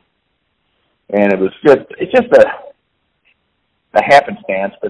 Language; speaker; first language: English; native; English